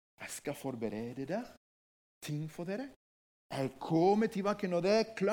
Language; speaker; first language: Norwegian; non-native, fluent; Spanish